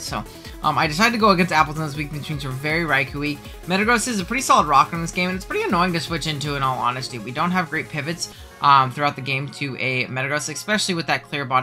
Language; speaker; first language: English; native; English